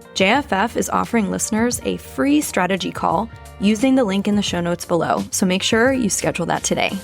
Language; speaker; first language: English; native; English